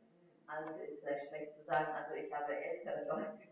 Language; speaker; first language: German; non-native, fluent; Russian